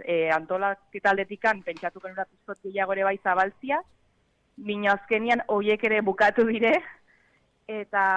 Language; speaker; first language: Basque; native; Basque